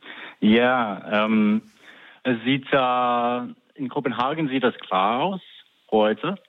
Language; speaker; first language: German; non-native, fluent; English